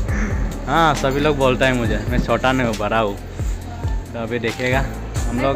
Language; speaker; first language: Hindi; non-native, local second language; Assamese